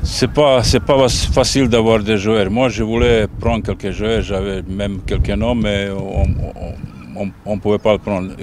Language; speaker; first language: French; non-native, fluent; Bosnian